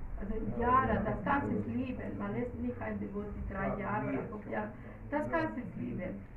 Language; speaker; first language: German; non-native, learner; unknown